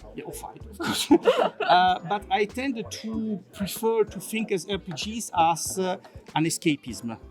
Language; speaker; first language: English; non-native, fluent; Italian